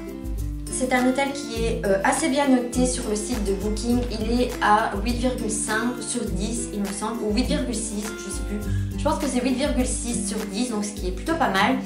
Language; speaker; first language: French; native; French